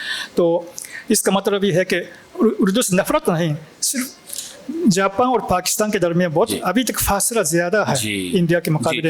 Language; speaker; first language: Hindi; non-native, fluent; Japanese